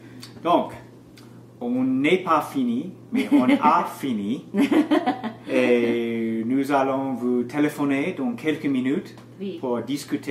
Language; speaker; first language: French; non-native, learner; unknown